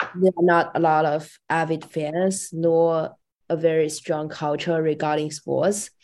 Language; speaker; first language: English; non-native, fluent; Chinese